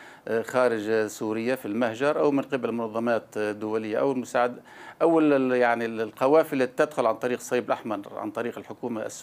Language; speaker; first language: Arabic; native; Arabic